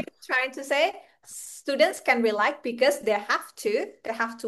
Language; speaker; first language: English; non-native, fluent; Indonesian